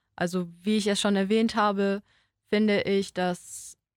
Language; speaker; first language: German; early bilingual, other home language; Polish